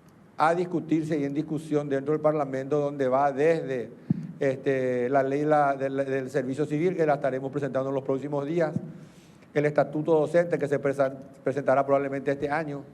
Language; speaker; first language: Spanish; native; Spanish